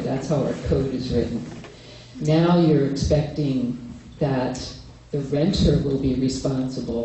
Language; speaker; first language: English; native; English